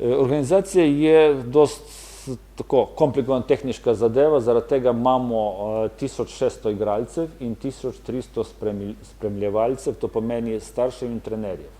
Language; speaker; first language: Slovenian; non-native, fluent; Ukrainian